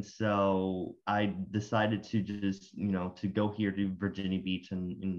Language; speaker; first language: English; non-native, fluent; Spanish